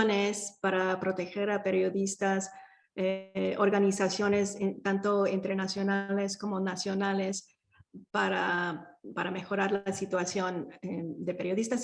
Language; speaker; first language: Spanish; early bilingual, heritage; Spanish